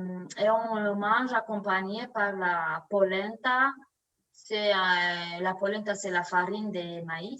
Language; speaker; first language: French; non-native, learner; Romanian